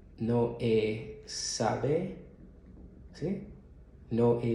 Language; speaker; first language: Spanish; non-native, learner; English